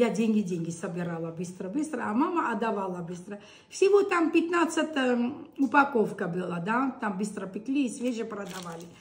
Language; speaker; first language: Russian; non-native, local second language; Armenian